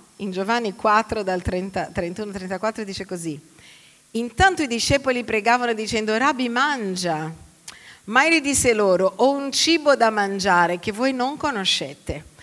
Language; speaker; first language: Italian; non-native, fluent; Portuguese